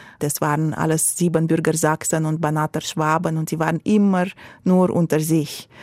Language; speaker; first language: German; non-native, fluent; Romanian